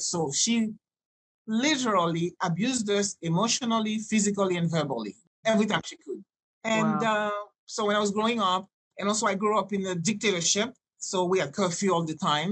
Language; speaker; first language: English; non-native, fluent; French